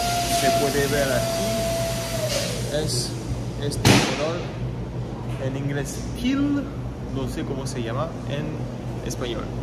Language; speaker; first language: Spanish; non-native, learner; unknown